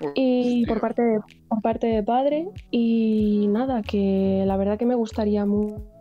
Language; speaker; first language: Spanish; native; Spanish